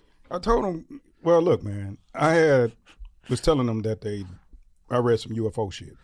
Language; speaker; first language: English; native; English